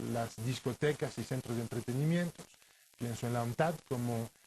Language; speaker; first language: Spanish; non-native, fluent; French